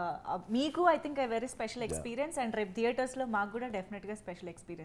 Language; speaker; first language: Telugu; native; Telugu